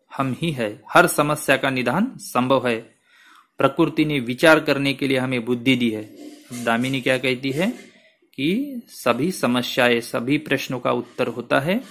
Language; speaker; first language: Hindi; non-native, local second language; Marathi